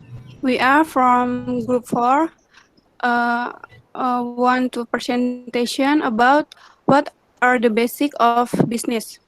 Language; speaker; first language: English; non-native, learner; Indonesian